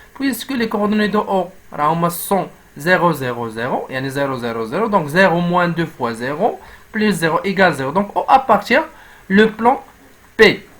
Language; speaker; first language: French; non-native, local second language; Arabic